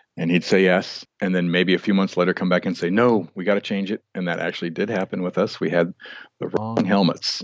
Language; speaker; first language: English; native; English